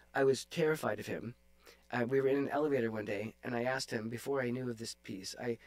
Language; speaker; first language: English; native; English